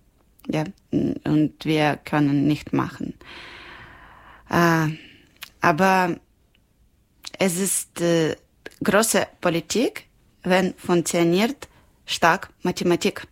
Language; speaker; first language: German; non-native, learner; Ukrainian